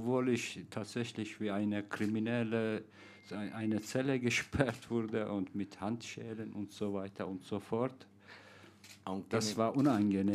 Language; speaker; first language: German; non-native, fluent; Turkish